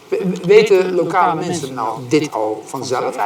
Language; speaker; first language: Dutch; native; Dutch